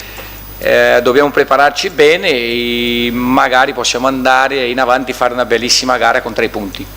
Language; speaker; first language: Italian; non-native, fluent; Portuguese